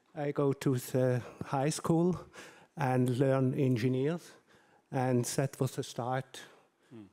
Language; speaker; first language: English; non-native, learner; German